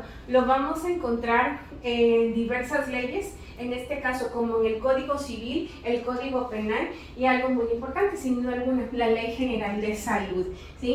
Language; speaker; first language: Spanish; native; Spanish